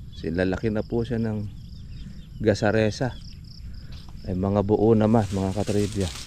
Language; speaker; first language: Filipino; native; Filipino